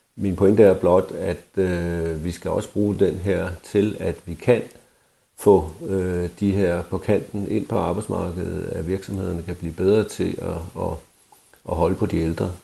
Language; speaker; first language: Danish; native; Danish